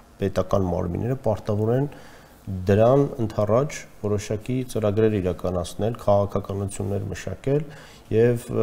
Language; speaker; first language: Armenian; native; Armenian